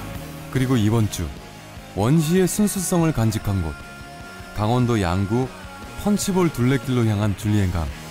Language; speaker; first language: Korean; native; Korean